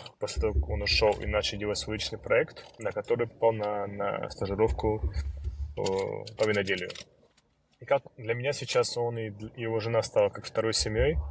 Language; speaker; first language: Russian; early bilingual, other home language; Georgian